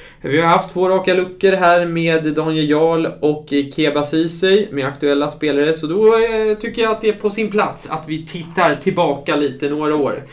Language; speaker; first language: Swedish; native; Swedish